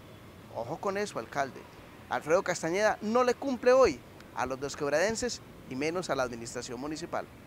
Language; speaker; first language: Spanish; native; Spanish